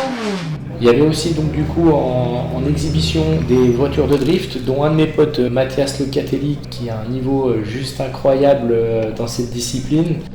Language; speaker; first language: French; native; French